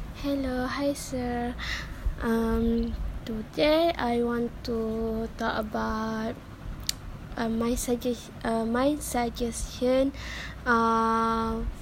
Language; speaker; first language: English; non-native, learner; Malay